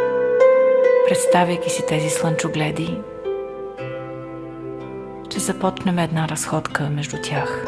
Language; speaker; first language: Bulgarian; native; Bulgarian